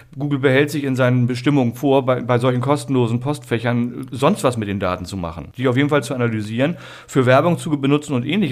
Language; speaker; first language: German; native; German